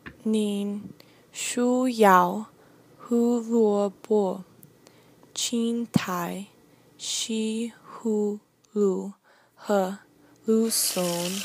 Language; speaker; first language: Chinese; non-native, learner; English